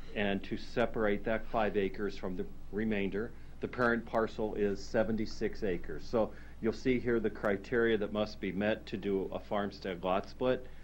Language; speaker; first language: English; native; English